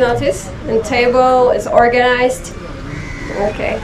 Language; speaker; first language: English; non-native, fluent; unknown